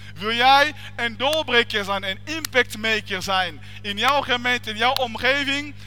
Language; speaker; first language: Dutch; non-native, fluent; French